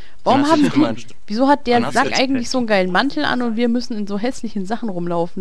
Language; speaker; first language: German; native; German